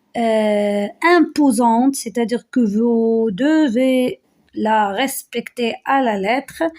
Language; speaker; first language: French; non-native, local second language; Arabic